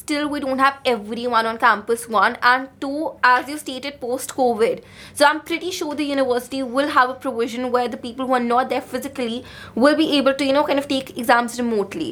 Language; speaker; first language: English; non-native, local second language; Hindi